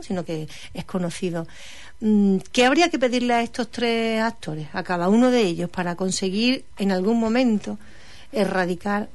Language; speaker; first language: Spanish; native; Spanish